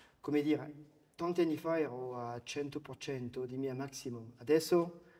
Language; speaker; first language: Italian; non-native, fluent; French